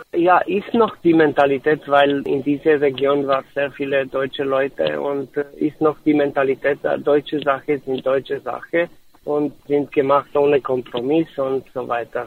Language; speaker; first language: German; non-native, learner; Romanian